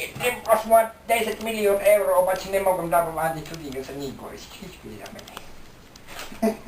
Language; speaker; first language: Bulgarian; non-native, learner; Finnish